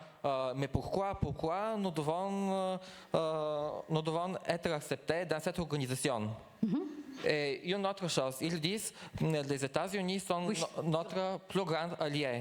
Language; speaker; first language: French; non-native, fluent; Bulgarian